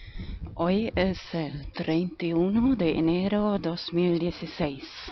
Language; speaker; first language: Spanish; non-native, fluent; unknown